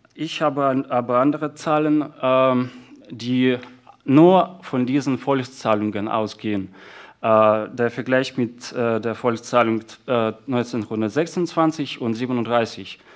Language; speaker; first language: German; non-native, fluent; Russian